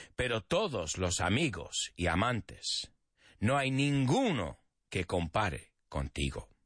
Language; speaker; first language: Spanish; non-native, fluent; English